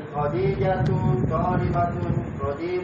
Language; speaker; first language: Arabic; non-native, learner; Indonesian